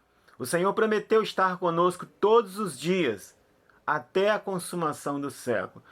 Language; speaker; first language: Portuguese; native; Portuguese